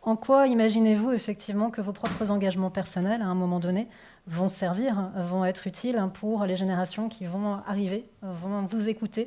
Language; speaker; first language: French; native; French